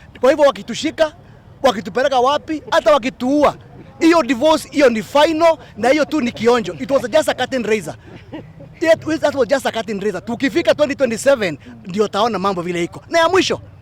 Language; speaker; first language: Swahili; non-native, local second language; Kikuyu